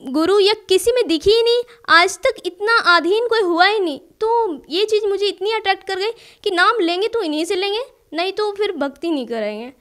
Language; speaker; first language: Hindi; native; Hindi